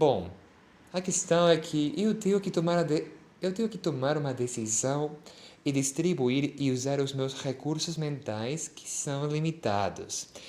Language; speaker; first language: Portuguese; non-native, fluent; Spanish